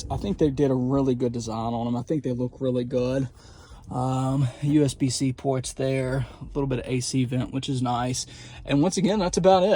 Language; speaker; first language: English; native; English